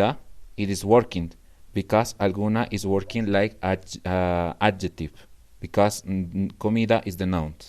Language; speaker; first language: English; non-native, fluent; Spanish